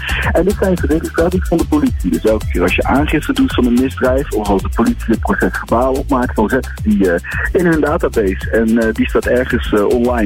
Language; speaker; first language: Dutch; native; Dutch